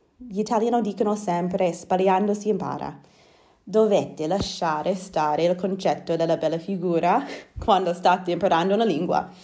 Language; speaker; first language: Italian; non-native, fluent; English